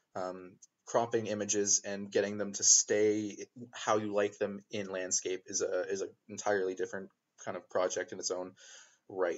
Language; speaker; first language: English; native; English